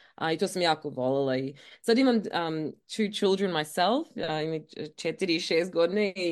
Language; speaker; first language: Serbian; early bilingual, other home language; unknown